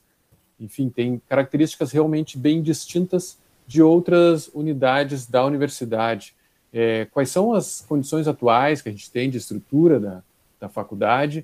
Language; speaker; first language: Portuguese; native; Portuguese